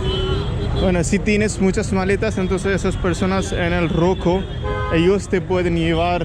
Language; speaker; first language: Spanish; non-native, learner; Hindi